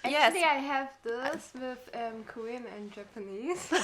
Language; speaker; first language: English; non-native, learner; German